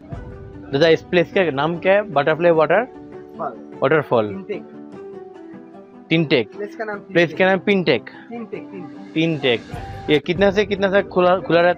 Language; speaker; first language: Hindi; non-native, learner; Bangla